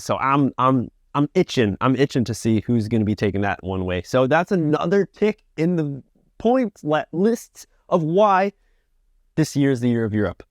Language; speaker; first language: English; native; English